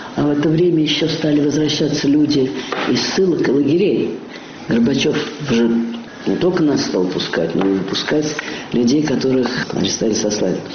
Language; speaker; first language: Russian; native; Russian